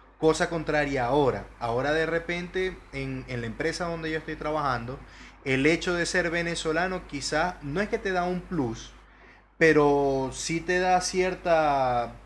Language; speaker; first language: Spanish; native; Spanish